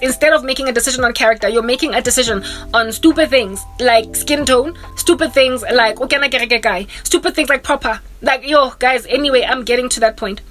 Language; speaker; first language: English; non-native, local second language; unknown